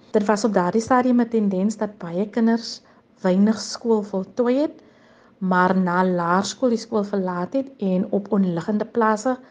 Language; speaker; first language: Afrikaans; native; Afrikaans